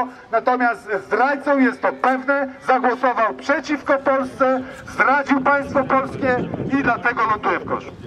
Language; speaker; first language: Polish; native; Polish